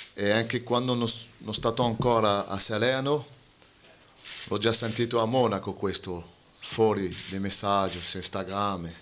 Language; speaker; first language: Italian; non-native, fluent; French